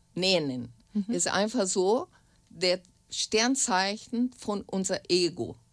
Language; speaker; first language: German; non-native, learner; Portuguese